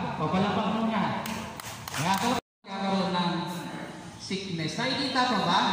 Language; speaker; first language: Filipino; non-native, local second language; Cebuano